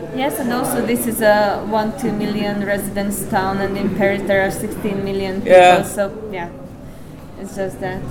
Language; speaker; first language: English; non-native, fluent; Hungarian